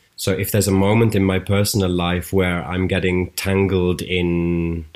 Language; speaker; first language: English; native; English